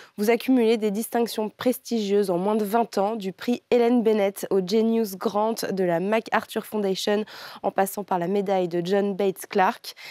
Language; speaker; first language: French; native; French